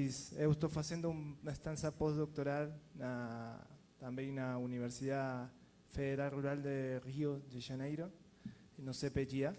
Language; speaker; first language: Portuguese; non-native, learner; Spanish